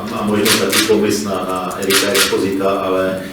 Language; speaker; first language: Polish; non-native, learner; Czech